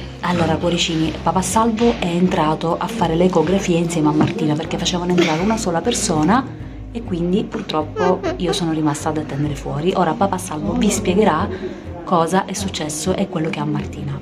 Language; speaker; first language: Italian; native; Italian